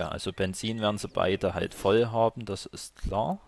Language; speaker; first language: German; native; German